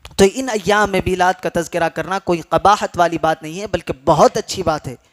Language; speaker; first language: Urdu; native; Urdu